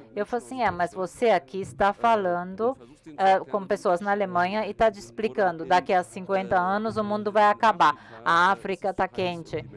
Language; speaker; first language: Portuguese; non-native, learner; German